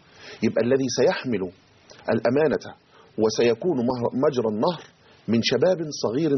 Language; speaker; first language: Arabic; native; Arabic